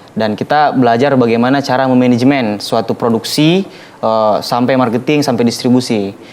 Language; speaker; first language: Indonesian; native; Indonesian